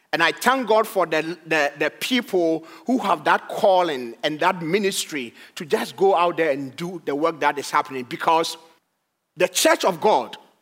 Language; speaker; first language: English; non-native, local second language; Akan